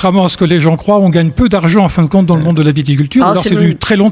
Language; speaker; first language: French; native; French